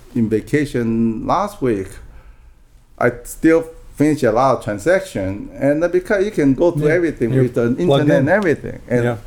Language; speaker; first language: English; non-native, fluent; Min Nan Chinese